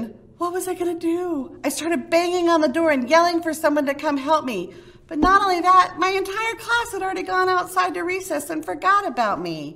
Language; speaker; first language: English; native; English